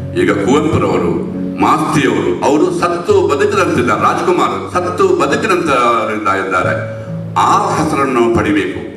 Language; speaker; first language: Kannada; non-native, local second language; Tulu